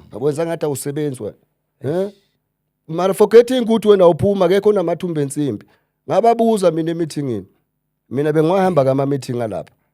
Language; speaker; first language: Zulu; native; Zulu